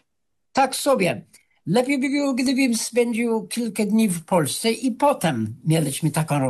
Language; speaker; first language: Polish; non-native, fluent; English